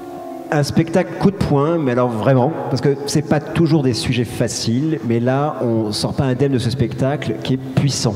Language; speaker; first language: French; native; French